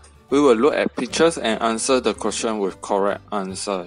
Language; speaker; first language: English; non-native, local second language; Chinese